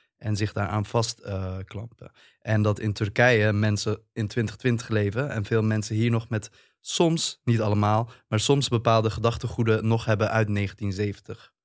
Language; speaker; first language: Dutch; early bilingual, other home language; Turkish